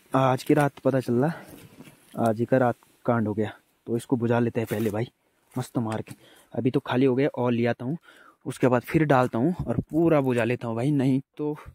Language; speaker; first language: Hindi; non-native, local second language; Garhwali